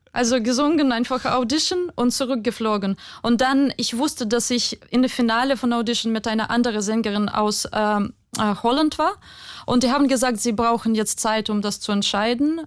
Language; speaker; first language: German; non-native, fluent; Ukrainian